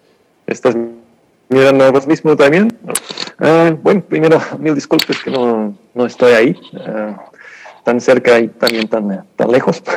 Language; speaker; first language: Spanish; non-native, fluent; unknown